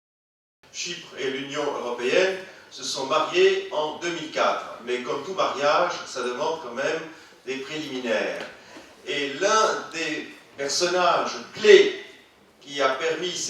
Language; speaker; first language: French; native; French